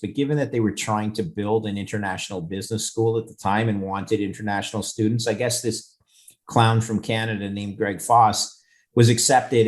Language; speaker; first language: English; native; English